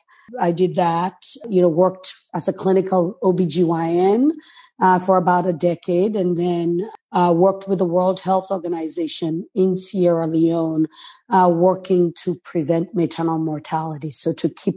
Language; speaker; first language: English; non-native, local second language; Krio